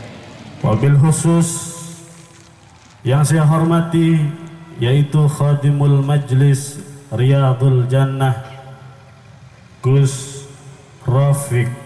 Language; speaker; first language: Indonesian; non-native, local second language; Javanese